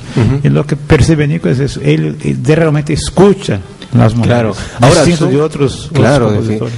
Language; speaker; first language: Spanish; non-native, learner; Portuguese